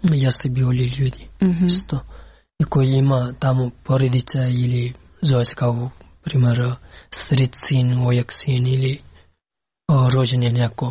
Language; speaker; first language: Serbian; non-native, learner; Pashto